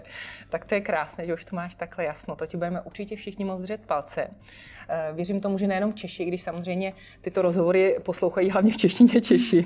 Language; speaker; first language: Czech; native; Czech